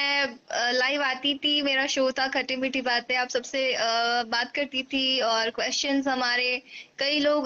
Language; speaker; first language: Hindi; native; Hindi